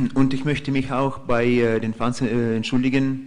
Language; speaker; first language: German; non-native, fluent; Russian